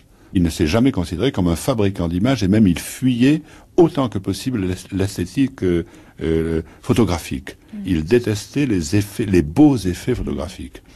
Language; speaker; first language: French; native; French